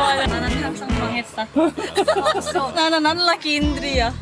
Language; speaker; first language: Korean; non-native, learner; Indonesian